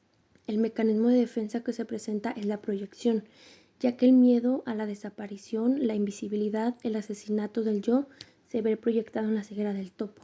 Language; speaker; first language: Spanish; native; Spanish